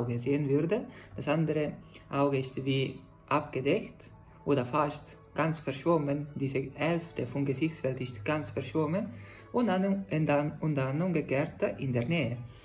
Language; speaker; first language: German; non-native, fluent; Italian